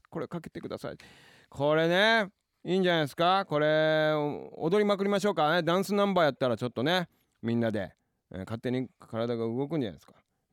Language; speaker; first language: Japanese; native; Japanese